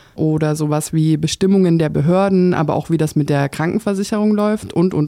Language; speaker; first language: German; native; German